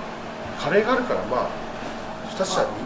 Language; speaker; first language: Japanese; native; Japanese